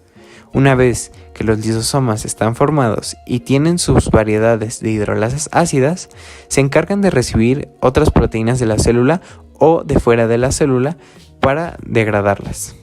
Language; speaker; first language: Spanish; native; Spanish